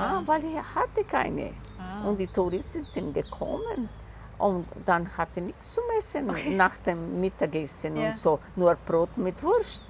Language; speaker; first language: German; non-native, local second language; Portuguese